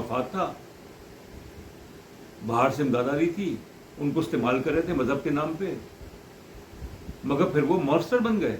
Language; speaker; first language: Urdu; native; Urdu